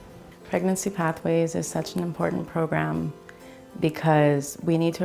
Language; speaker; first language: English; native; English